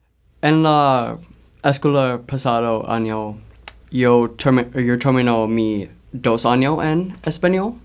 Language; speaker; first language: Spanish; non-native, learner; English